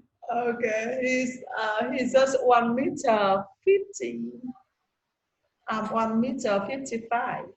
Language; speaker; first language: English; non-native, learner; Vietnamese